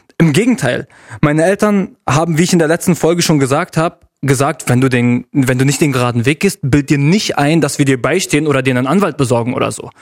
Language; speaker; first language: German; early bilingual, other home language; Arabic